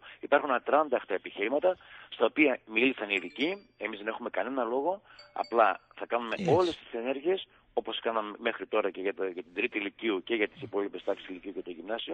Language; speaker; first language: Greek; native; Greek